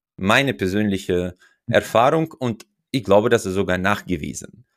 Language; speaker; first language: German; non-native, fluent; Russian